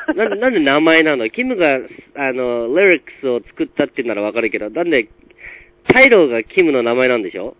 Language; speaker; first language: Japanese; native; Japanese